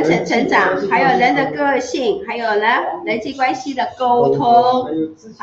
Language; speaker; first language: Chinese; native; Chinese